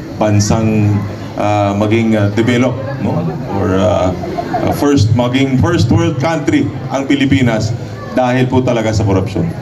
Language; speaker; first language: Filipino; native; Filipino